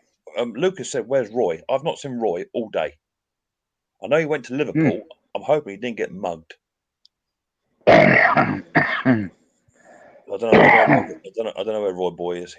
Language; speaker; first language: English; native; English